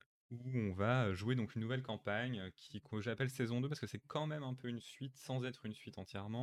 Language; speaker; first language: French; native; French